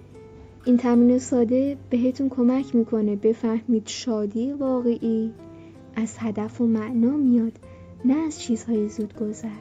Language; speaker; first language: Persian; native; Persian